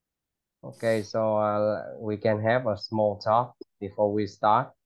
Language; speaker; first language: English; non-native, fluent; Vietnamese